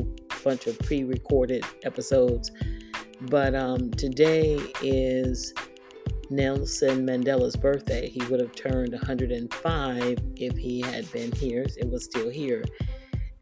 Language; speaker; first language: English; native; English